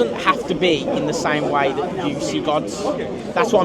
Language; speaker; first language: English; native; English